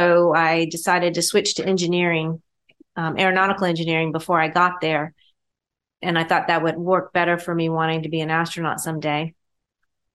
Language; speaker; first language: English; native; English